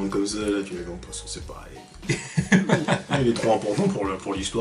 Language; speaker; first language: French; native; French